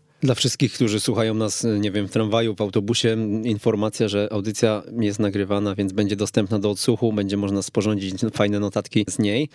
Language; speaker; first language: Polish; native; Polish